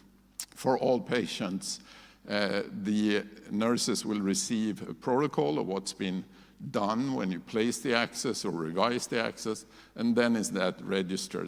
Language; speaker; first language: English; non-native, fluent; Swedish